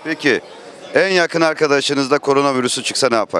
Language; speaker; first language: Turkish; native; Turkish